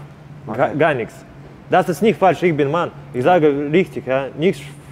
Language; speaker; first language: German; non-native, learner; Russian